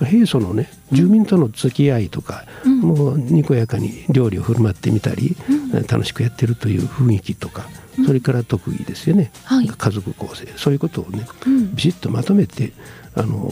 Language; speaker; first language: Japanese; native; Japanese